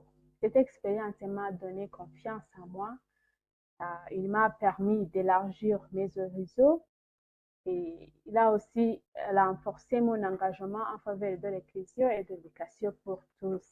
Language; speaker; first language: French; non-native, local second language; Kinyarwanda